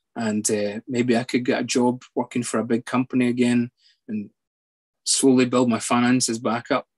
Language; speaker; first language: English; native; English